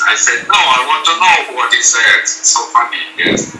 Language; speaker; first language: English; non-native, fluent; German